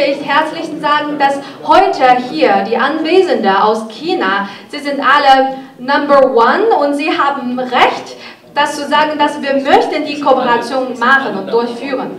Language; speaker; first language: German; non-native, fluent; Chinese